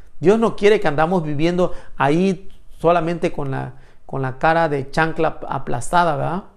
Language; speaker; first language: Spanish; native; Spanish